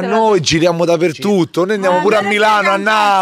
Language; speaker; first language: Italian; native; Italian